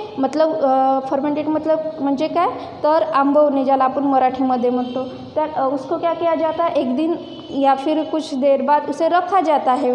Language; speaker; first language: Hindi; non-native, local second language; Marathi